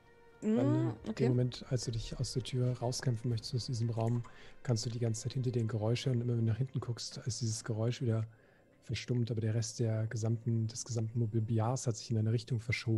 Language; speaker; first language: German; native; German